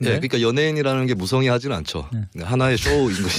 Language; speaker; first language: Korean; native; Korean